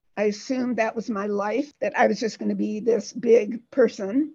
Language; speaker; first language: English; native; English